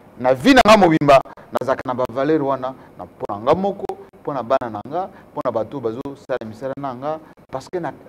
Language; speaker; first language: Lingala; non-native, local second language; Luba-Lulua